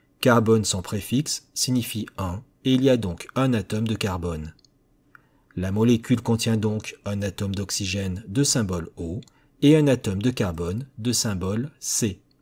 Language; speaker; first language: French; native; French